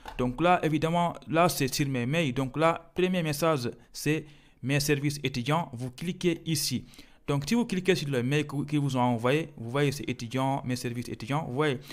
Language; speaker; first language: French; non-native, local second language; Fula